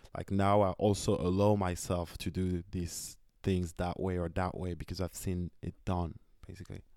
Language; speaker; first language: English; non-native, fluent; French